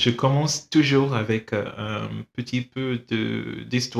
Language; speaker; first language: French; non-native, fluent; English